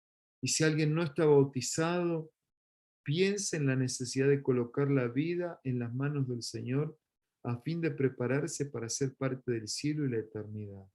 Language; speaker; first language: Spanish; native; Spanish